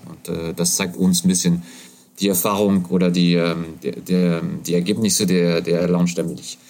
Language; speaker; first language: German; non-native, fluent; French